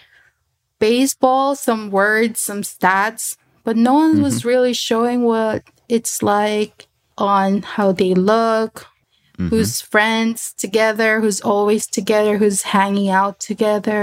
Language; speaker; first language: English; non-native, local second language; Filipino